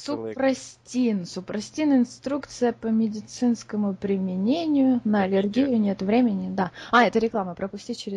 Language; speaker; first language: Russian; native; Russian